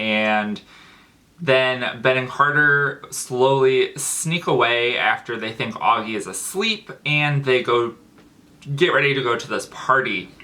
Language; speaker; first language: English; native; English